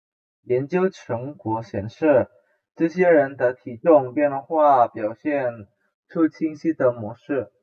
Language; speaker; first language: Chinese; non-native, fluent; Indonesian